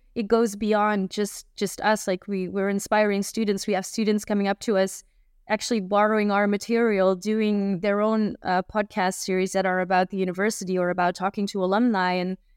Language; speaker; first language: English; non-native, fluent; Dutch